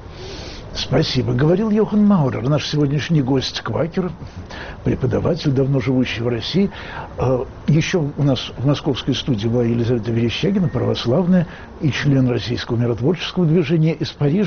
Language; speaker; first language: Russian; native; Russian